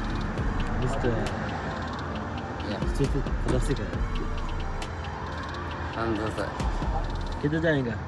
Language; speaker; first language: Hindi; non-native, learner; Sinhala